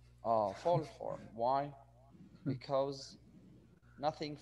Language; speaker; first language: English; non-native, fluent; Arabic